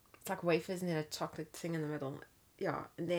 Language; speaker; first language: English; native; English